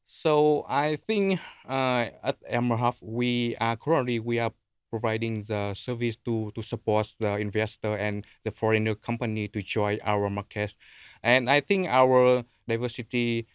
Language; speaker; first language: English; non-native, learner; Vietnamese